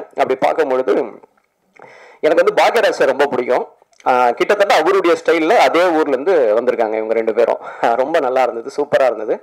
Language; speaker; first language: Tamil; native; Tamil